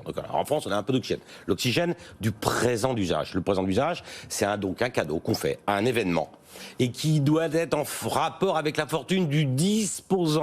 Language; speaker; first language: French; native; French